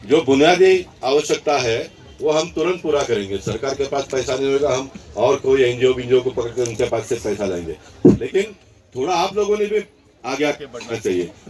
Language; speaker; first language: Hindi; non-native, local second language; Marathi